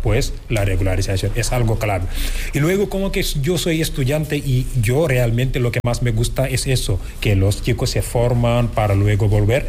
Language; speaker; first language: Spanish; non-native, fluent; Wolof